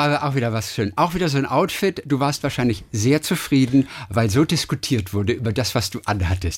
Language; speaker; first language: German; native; German